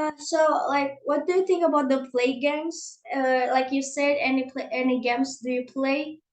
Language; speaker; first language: English; non-native, learner; Indonesian